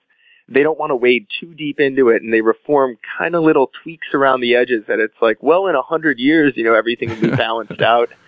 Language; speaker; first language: English; native; English